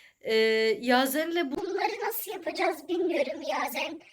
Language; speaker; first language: Turkish; early bilingual, other home language; Arabic